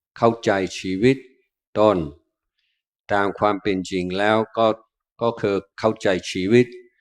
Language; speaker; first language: Thai; non-native, fluent; English